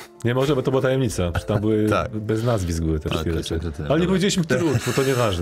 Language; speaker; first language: Polish; native; Polish